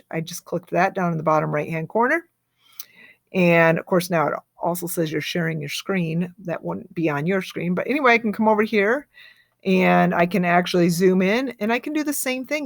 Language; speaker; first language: English; native; English